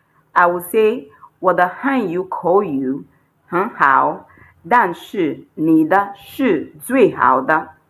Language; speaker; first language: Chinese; non-native, fluent; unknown